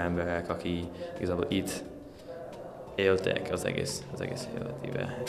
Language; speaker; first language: Hungarian; early bilingual, heritage; Hungarian